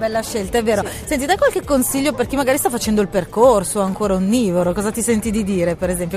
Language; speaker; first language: Italian; native; Italian